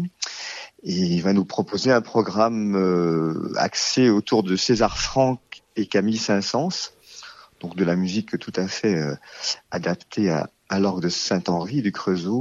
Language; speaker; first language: French; native; French